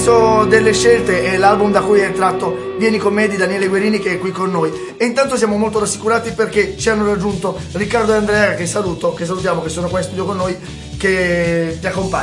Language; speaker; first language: Italian; native; Italian